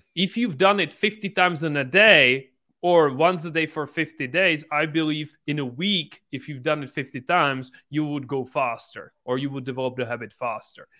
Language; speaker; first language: English; non-native, fluent; Czech